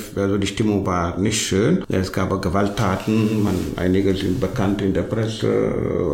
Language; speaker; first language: German; non-native, fluent; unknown